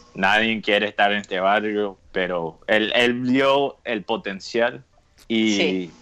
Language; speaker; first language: Spanish; non-native, fluent; English